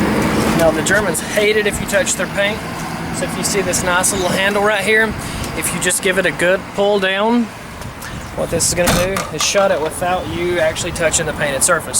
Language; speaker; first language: English; native; English